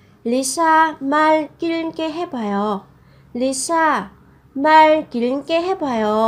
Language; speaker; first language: Korean; non-native, fluent; Vietnamese